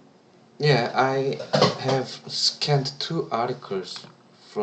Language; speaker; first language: English; non-native, learner; Korean